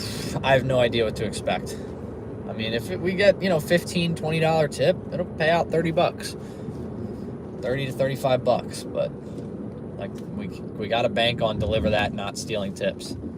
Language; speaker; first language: English; native; English